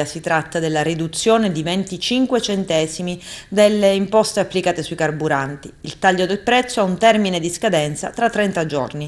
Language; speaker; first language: Italian; native; Italian